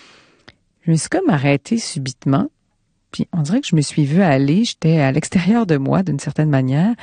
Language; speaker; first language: French; native; French